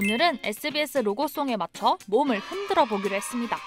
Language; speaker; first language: Korean; native; Korean